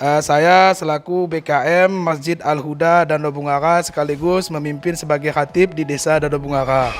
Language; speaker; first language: Malay; non-native, local second language; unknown